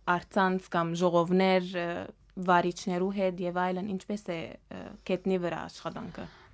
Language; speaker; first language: Armenian; early bilingual, heritage; Armenian